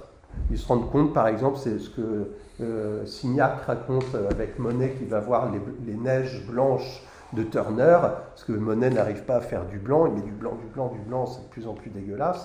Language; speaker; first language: French; native; French